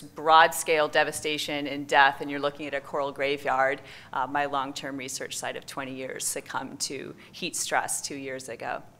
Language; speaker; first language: English; native; English